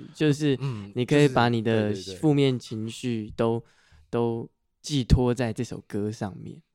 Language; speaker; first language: Chinese; non-native, local second language; Hakka Chinese